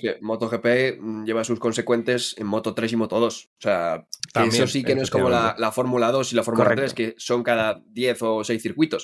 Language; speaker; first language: Spanish; native; Spanish